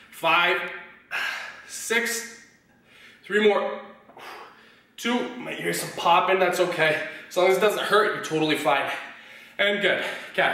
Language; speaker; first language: English; native; English